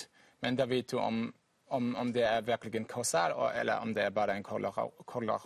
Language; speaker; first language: Swedish; non-native, fluent; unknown